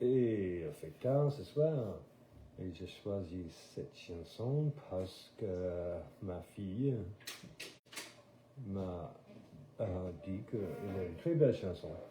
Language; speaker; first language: French; non-native, fluent; English